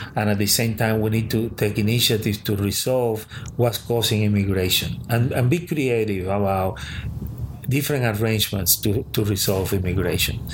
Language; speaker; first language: English; early bilingual, other home language; Spanish